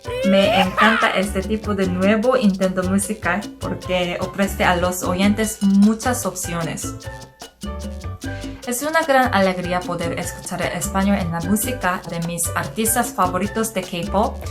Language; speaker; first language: Spanish; non-native, learner; Korean